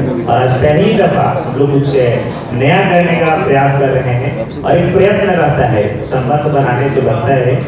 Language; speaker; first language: Hindi; native; Hindi